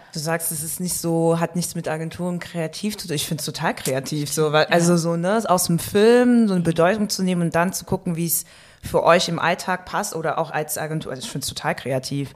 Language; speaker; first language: German; native; German